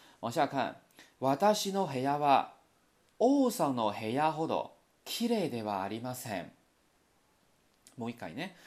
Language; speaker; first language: Japanese; non-native, fluent; Chinese